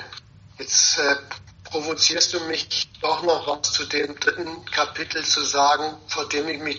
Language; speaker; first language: German; native; German